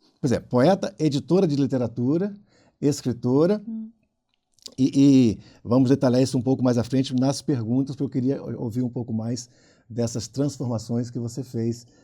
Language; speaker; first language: Portuguese; native; Portuguese